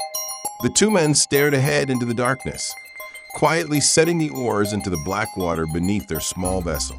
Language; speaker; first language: English; native; English